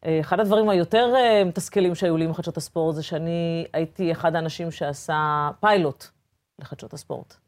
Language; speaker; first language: Hebrew; early bilingual, other home language; Portuguese